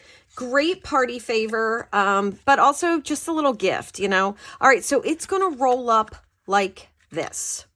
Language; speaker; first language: English; native; English